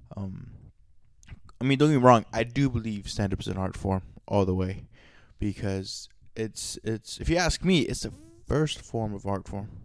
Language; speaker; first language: English; native; English